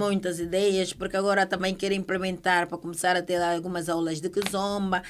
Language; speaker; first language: Portuguese; native; Portuguese